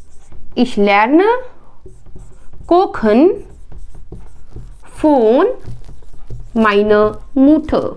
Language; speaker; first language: German; non-native, fluent; Hindi